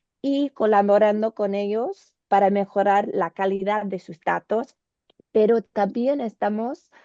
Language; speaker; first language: Spanish; non-native, learner; English